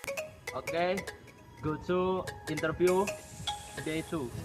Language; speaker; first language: English; non-native, learner; Indonesian